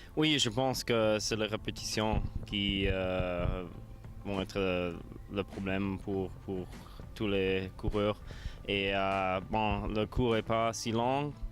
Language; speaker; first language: French; non-native, local second language; Luxembourgish